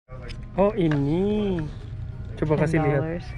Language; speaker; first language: Indonesian; native; Indonesian